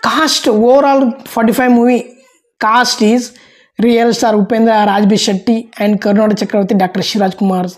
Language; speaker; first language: Tamil; non-native, local second language; Kannada